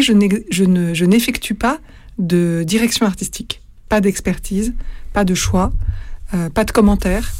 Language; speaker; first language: French; native; French